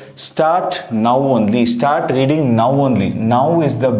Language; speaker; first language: English; non-native, local second language; Kannada